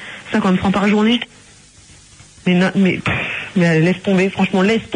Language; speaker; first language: French; native; French